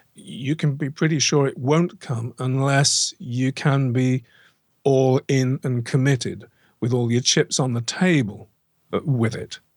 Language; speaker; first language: English; native; English